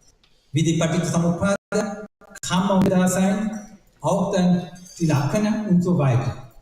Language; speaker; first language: German; non-native, learner; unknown